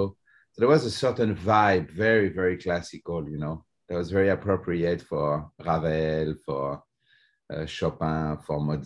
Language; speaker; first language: English; non-native, fluent; French